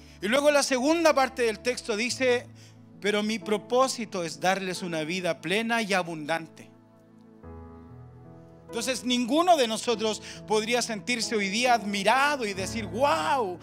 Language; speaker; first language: Spanish; native; Spanish